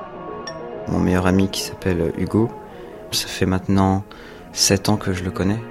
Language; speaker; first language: French; native; French